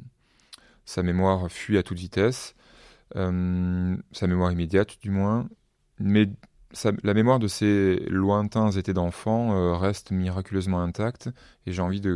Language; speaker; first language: French; native; French